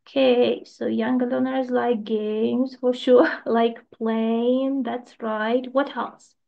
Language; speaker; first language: English; non-native, fluent; Ukrainian